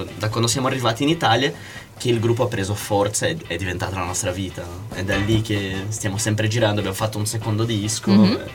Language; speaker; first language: Italian; non-native, fluent; Portuguese